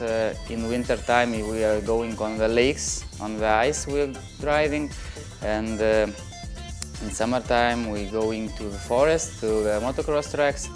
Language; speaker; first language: English; non-native, learner; Lithuanian